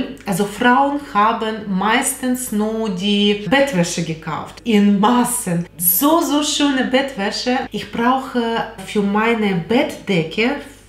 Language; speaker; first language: German; non-native, fluent; Russian